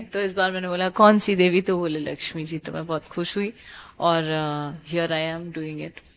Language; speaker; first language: Hindi; non-native, local second language; Bangla